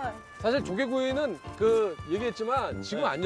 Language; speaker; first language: Korean; native; Korean